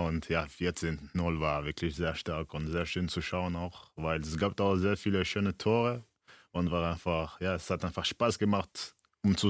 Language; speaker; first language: German; early bilingual, other home language; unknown